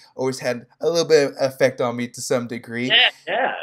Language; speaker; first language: English; native; English